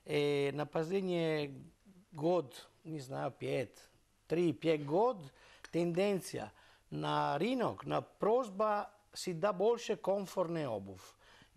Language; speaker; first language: Russian; non-native, learner; Italian